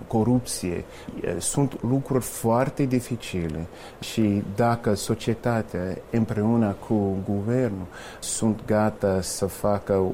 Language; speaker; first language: Romanian; non-native, fluent; English